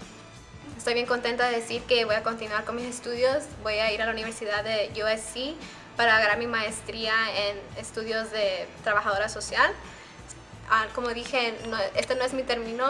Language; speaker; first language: Spanish; early bilingual, heritage; Spanish